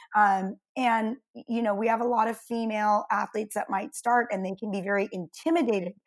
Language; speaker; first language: English; native; English